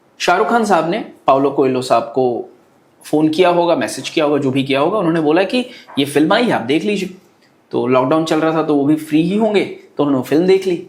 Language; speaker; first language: Hindi; non-native, local second language; Bhojpuri